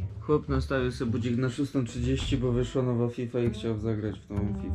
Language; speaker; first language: Polish; native; Polish